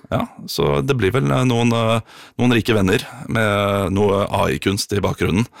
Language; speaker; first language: Norwegian; native; Norwegian